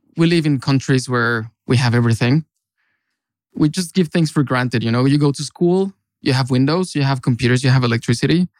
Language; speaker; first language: English; non-native, fluent; Spanish